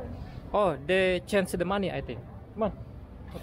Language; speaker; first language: English; non-native, learner; Indonesian